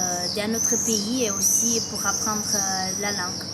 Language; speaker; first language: French; non-native, fluent; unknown